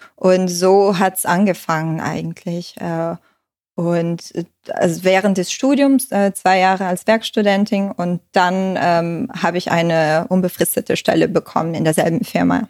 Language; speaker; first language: German; non-native, fluent; Portuguese